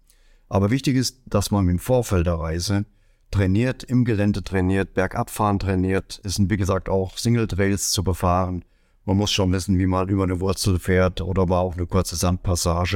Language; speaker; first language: German; native; German